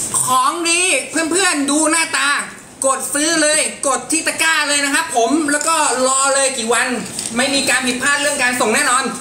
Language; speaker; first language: Thai; native; Thai